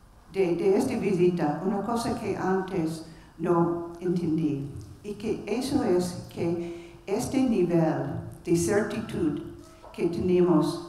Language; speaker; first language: Spanish; non-native, learner; English